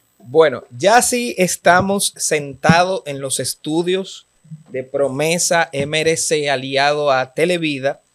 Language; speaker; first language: Spanish; native; Spanish